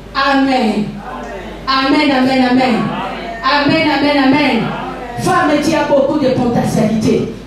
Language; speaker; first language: French; non-native, local second language; Lingala